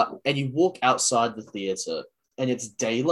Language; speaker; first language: English; native; English